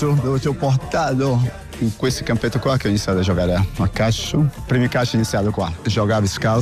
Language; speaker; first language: Italian; non-native, fluent; Portuguese